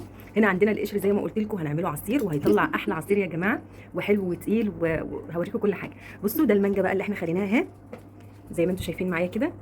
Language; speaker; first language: Arabic; native; Arabic